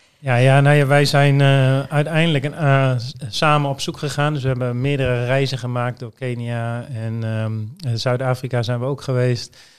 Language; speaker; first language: Dutch; native; Dutch